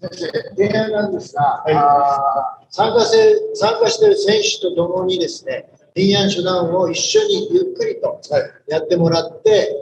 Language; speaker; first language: Japanese; native; Japanese